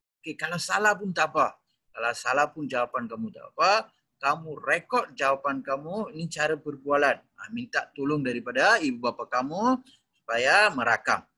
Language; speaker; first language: Malay; native; Malay